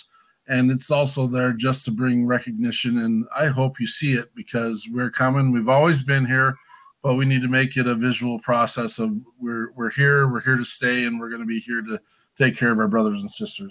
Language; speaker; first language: English; native; English